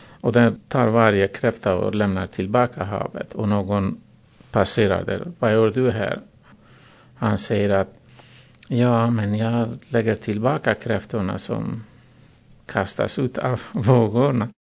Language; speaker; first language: Swedish; non-native, fluent; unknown